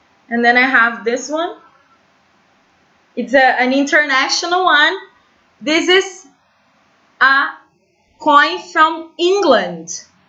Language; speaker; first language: English; non-native, fluent; Portuguese